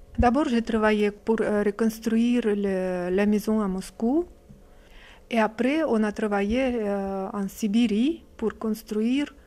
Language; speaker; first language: French; non-native, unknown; Russian